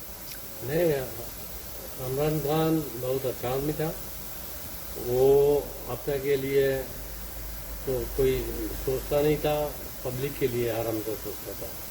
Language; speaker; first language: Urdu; non-native, learner; Bangla